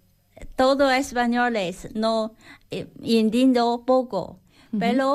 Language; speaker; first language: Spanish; non-native, learner; Chinese